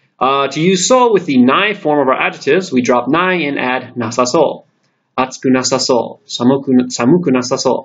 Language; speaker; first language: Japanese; non-native, fluent; English